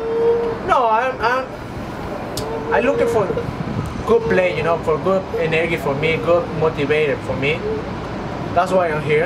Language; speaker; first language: English; non-native, learner; Spanish